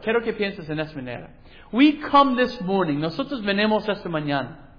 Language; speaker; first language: Spanish; non-native, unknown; English